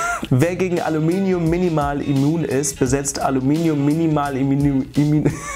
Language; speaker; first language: German; native; German